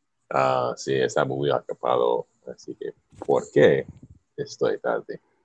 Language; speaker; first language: Spanish; non-native, learner; English